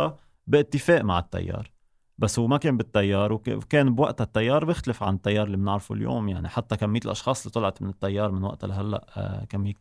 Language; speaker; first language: Arabic; native; Arabic